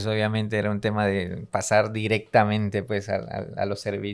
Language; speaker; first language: Spanish; native; Spanish